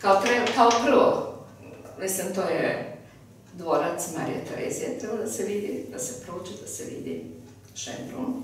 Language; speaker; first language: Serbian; early bilingual, heritage; Serbian